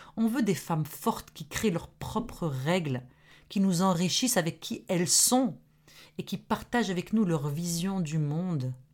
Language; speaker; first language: French; non-native, local second language; Arabic